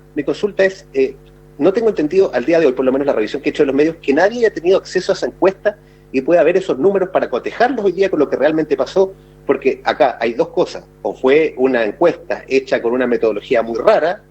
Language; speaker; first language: Spanish; native; Spanish